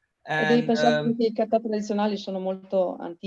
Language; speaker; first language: Italian; native; Italian